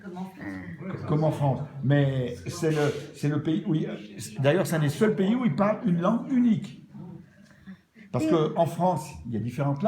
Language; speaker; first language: French; native; French